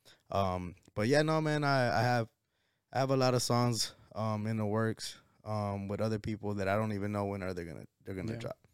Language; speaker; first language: English; early bilingual, other home language; Spanish